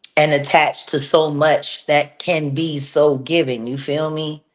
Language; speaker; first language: English; native; English